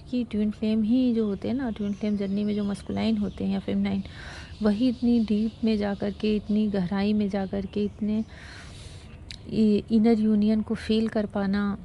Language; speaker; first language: Hindi; native; Hindi